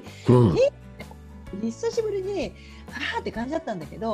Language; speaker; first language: Japanese; native; Japanese